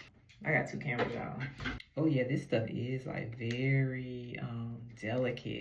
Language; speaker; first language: English; native; English